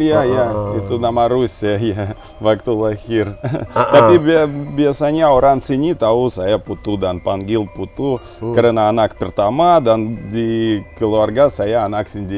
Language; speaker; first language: Indonesian; non-native, learner; Russian